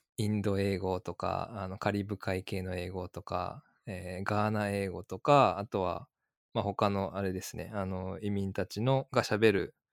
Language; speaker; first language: Japanese; native; Japanese